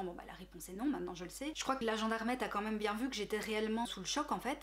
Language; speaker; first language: French; native; French